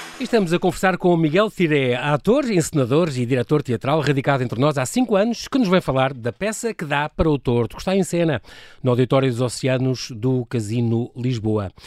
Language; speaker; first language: Portuguese; native; Portuguese